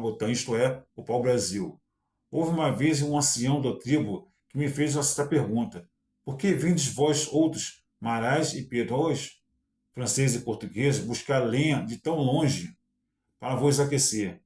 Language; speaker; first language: Portuguese; native; Portuguese